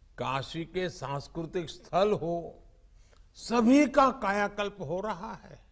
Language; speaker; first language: Hindi; non-native, local second language; Gujarati